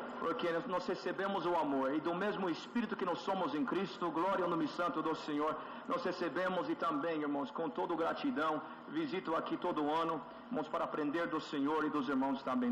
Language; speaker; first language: Portuguese; non-native, fluent; English